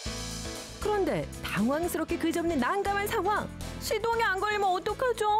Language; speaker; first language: Korean; native; Korean